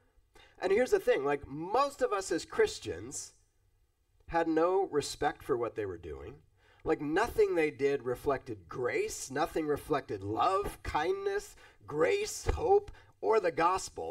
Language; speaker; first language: English; native; English